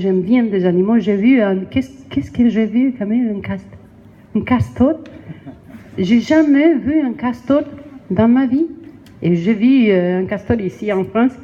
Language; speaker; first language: French; non-native, learner; Spanish